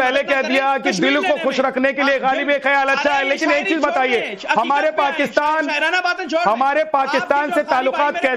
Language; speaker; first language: Hindi; native; Hindi